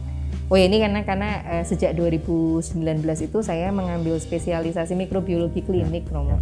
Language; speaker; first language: Indonesian; native; Indonesian